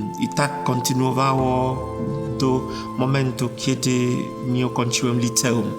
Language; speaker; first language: Polish; non-native, fluent; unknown